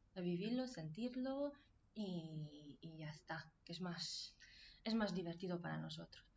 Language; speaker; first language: Spanish; non-native, fluent; Hungarian